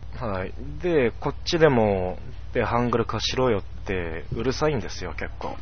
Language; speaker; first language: Japanese; non-native, fluent; Korean